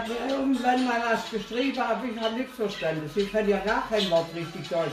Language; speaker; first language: German; native; German